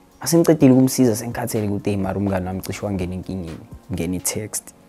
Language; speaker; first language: Zulu; native; Zulu